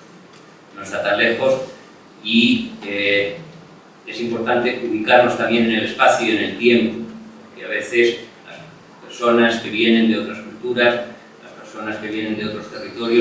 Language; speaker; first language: Spanish; non-native, local second language; Catalan